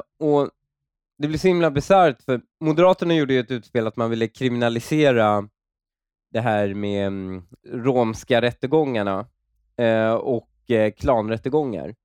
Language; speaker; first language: Swedish; early bilingual, other home language; Persian